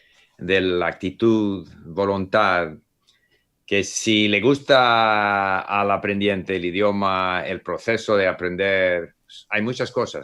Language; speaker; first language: Spanish; non-native, fluent; English